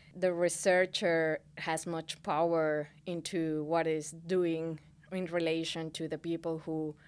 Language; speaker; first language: English; non-native, fluent; Spanish